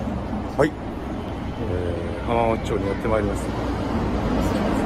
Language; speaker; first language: Japanese; native; Japanese